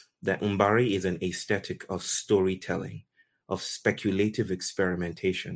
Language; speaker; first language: English; non-native, local second language; Yoruba